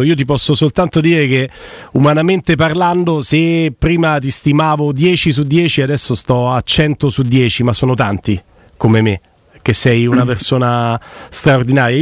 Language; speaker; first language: Italian; native; Italian